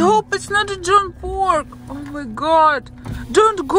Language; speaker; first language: English; non-native, learner; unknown